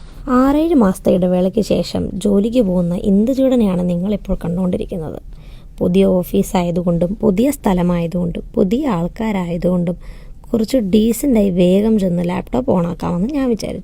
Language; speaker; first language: Malayalam; native; Malayalam